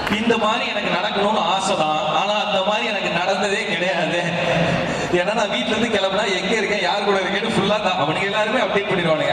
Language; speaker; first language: Tamil; native; Tamil